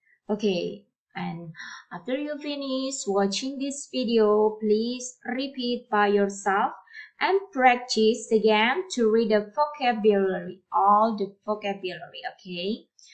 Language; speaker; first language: English; non-native, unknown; Indonesian